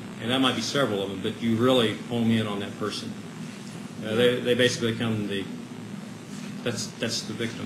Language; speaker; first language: English; native; English